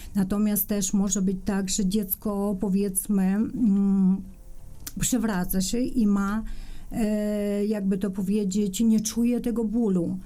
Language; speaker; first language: Polish; non-native, fluent; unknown